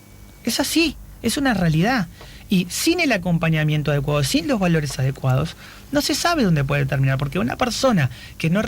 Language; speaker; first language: Spanish; native; Spanish